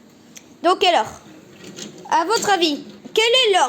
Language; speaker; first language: French; native; French